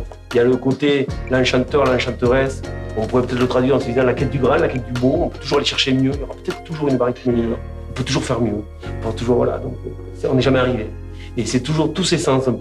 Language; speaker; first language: French; native; French